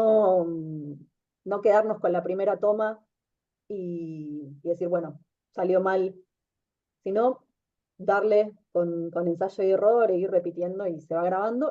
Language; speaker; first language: Spanish; native; Spanish